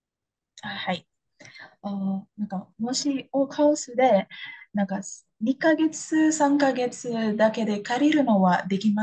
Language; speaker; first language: Japanese; non-native, fluent; Indonesian